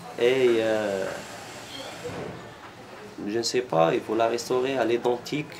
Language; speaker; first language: French; non-native, local second language; Arabic